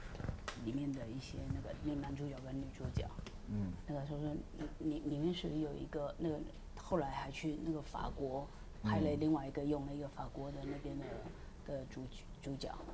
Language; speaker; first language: Chinese; native; Chinese